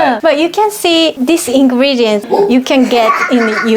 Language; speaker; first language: English; non-native, learner; Japanese